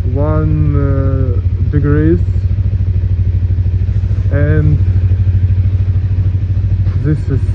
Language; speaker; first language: English; non-native, learner; Russian